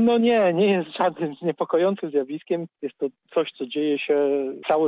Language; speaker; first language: Polish; native; Polish